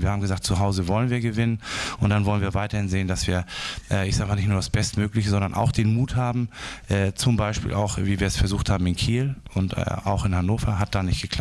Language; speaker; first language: German; native; German